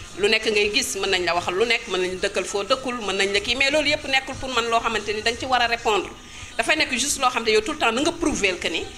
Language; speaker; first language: Wolof; native; Wolof